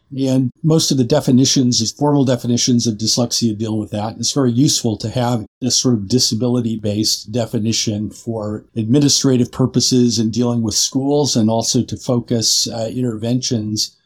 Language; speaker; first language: English; native; English